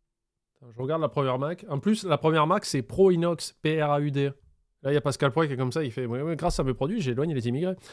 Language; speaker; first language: French; native; French